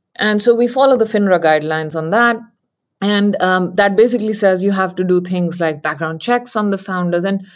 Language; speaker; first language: English; non-native, local second language; Hindi